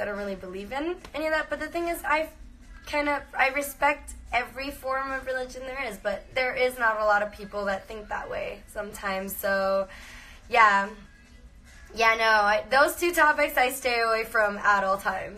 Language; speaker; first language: English; early bilingual, other home language; Spanish